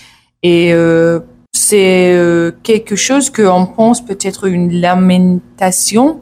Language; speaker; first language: French; non-native, learner; English